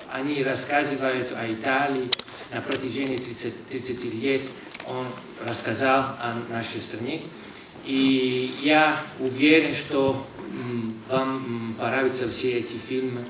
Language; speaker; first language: Russian; non-native, fluent; Italian